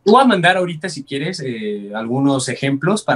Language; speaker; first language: Spanish; native; Spanish